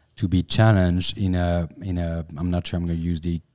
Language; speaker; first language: English; non-native, fluent; French